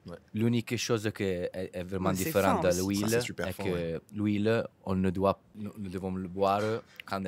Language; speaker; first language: French; non-native, fluent; Italian